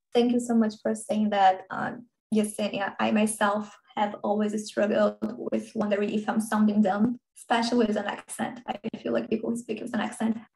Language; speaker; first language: English; non-native, fluent; Portuguese